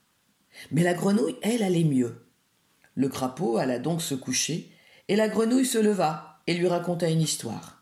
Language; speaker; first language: French; native; French